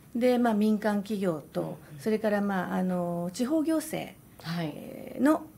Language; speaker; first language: Japanese; native; Japanese